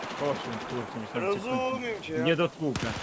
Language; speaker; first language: Polish; native; Polish